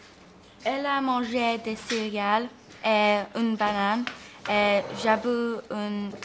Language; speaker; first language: French; non-native, learner; English